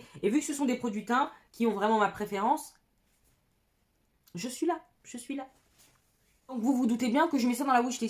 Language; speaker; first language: French; native; French